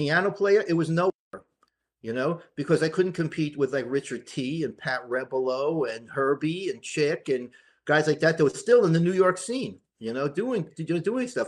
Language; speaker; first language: English; native; English